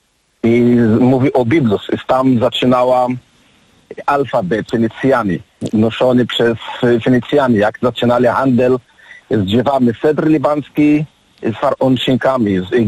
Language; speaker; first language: Polish; non-native, learner; Arabic